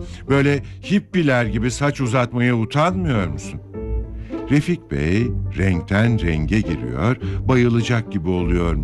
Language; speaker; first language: Turkish; native; Turkish